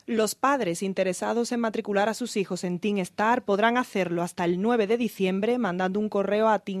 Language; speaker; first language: Spanish; native; Spanish